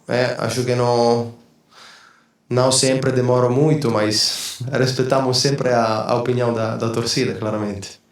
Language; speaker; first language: Portuguese; non-native, fluent; Spanish